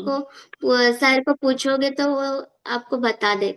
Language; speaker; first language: Hindi; non-native, local second language; Odia